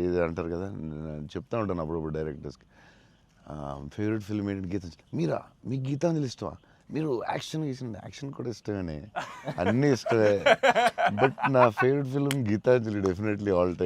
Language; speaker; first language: Telugu; native; Telugu